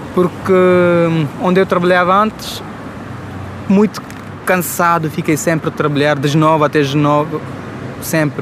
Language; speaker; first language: Portuguese; non-native, fluent; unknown